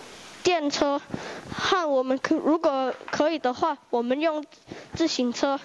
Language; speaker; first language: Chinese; non-native, learner; Indonesian